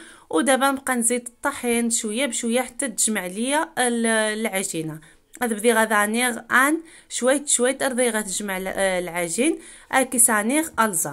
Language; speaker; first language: Arabic; non-native, local second language; Riffian